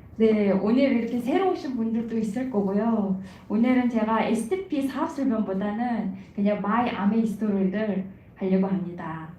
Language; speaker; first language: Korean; non-native, fluent; Mongolian